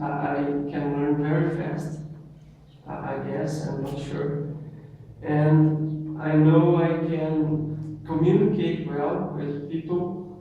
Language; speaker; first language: English; non-native, learner; Portuguese